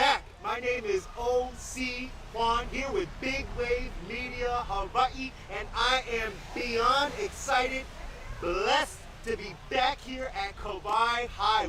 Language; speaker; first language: English; native; English